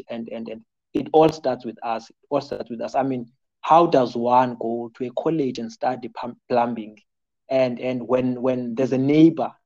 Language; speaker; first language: English; non-native, local second language; Xhosa